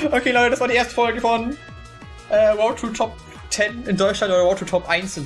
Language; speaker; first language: German; native; German